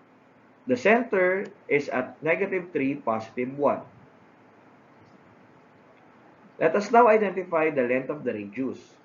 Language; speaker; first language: English; non-native, local second language; Filipino